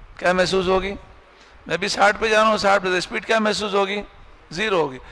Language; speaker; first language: Urdu; native; Urdu